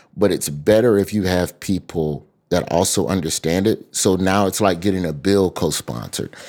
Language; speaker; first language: English; native; English